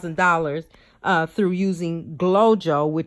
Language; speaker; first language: English; native; English